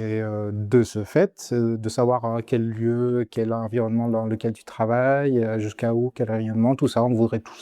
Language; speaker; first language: French; native; French